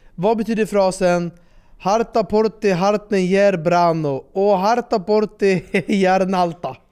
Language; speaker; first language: Swedish; native; Swedish